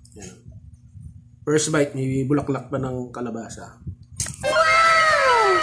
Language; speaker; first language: Filipino; native; Filipino